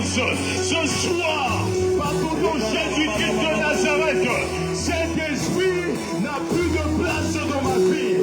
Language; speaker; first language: French; non-native, local second language; Lingala